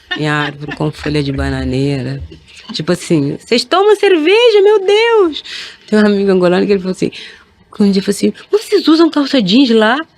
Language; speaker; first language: Portuguese; early bilingual, other home language; Kabuverdianu